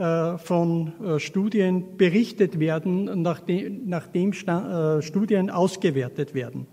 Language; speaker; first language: German; native; German